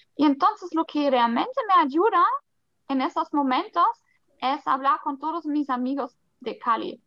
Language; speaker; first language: Spanish; non-native, fluent; German